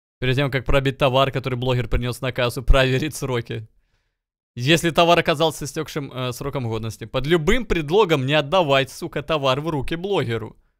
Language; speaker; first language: Russian; native; Russian